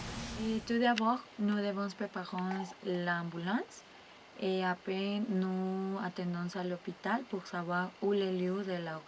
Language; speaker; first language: French; non-native, learner; Spanish